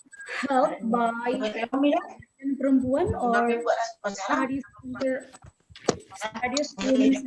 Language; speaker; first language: English; non-native, learner; Indonesian